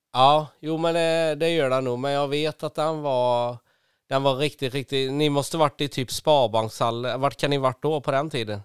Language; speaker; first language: Swedish; native; Swedish